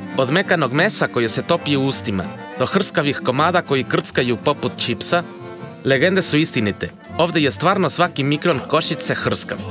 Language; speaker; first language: Serbian; non-native, fluent; Spanish